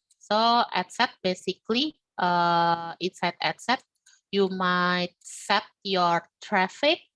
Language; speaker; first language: English; non-native, learner; Indonesian